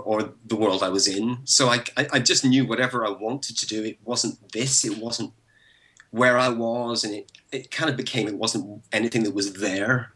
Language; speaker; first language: English; native; English